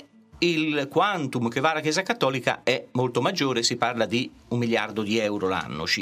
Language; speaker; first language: Italian; native; Italian